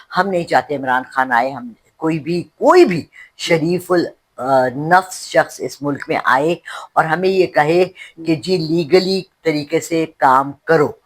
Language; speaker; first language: Urdu; native; Urdu